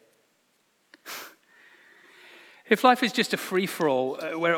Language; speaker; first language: English; native; English